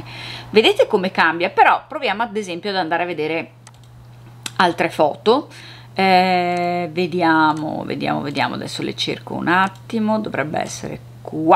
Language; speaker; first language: Italian; native; Italian